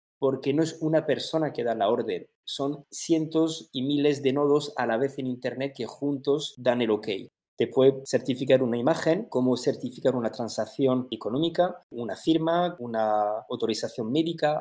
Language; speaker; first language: Spanish; native; Spanish